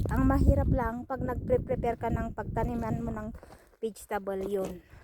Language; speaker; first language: Filipino; non-native, local second language; Iloko